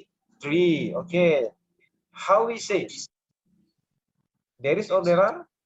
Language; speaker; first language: English; non-native, learner; Indonesian